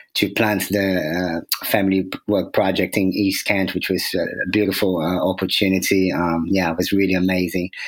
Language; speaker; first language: English; non-native, fluent; Portuguese